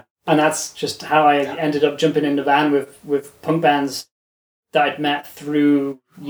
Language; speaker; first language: English; native; English